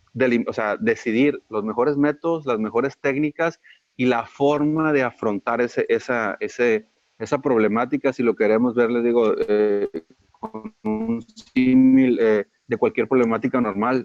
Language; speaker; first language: Spanish; native; Spanish